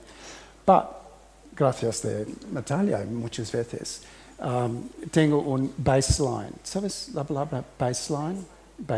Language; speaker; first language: Spanish; early bilingual, heritage; English